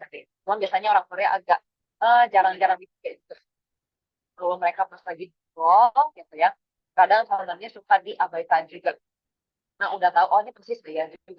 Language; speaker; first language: Indonesian; native; Indonesian